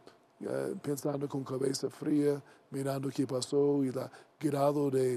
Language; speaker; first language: Spanish; non-native, learner; English